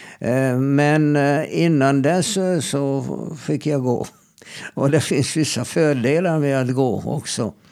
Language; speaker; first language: Swedish; non-native, fluent; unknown